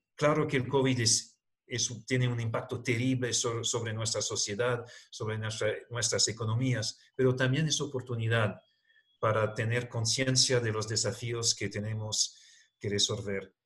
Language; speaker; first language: Spanish; non-native, fluent; English